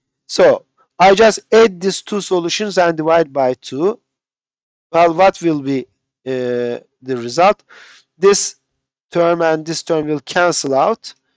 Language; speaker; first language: English; non-native, fluent; Turkish